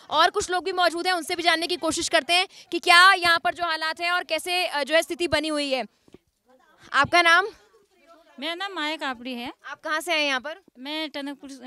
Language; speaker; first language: Hindi; native; Hindi